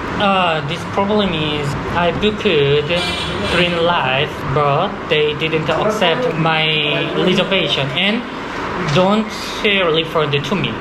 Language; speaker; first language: English; non-native, learner; Korean